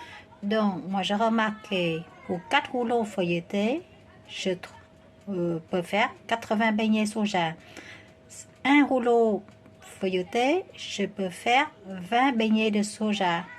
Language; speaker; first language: French; non-native, learner; Vietnamese